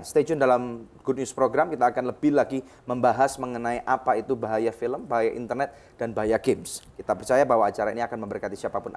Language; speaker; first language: Indonesian; native; Indonesian